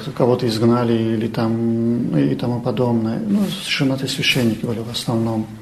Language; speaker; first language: Russian; non-native, local second language; Armenian